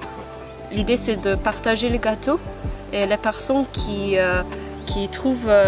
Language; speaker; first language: French; non-native, fluent; Maltese